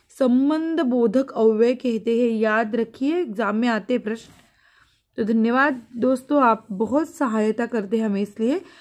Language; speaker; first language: Hindi; non-native, local second language; Marathi